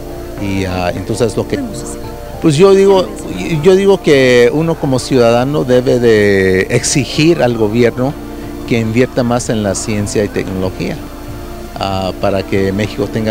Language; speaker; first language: Spanish; early bilingual, heritage; Spanish